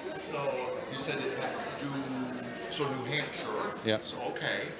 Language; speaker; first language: English; native; English